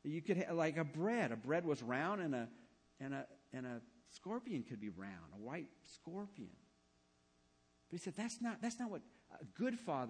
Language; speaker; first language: English; native; English